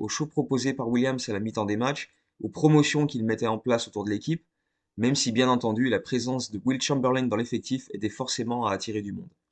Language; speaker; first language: French; native; French